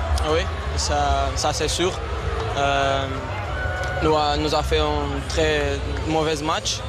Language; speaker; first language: French; non-native, learner; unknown